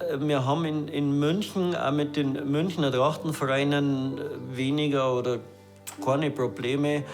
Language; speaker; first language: German; native; German